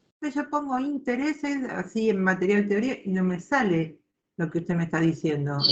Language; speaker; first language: Spanish; native; Spanish